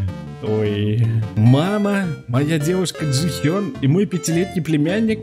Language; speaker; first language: Russian; native; Russian